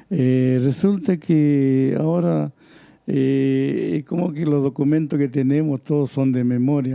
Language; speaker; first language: Spanish; non-native, local second language; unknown